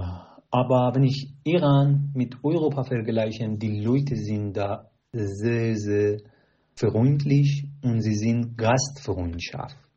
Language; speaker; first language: German; non-native, learner; Persian